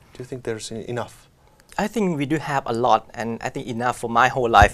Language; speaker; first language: English; non-native, fluent; Thai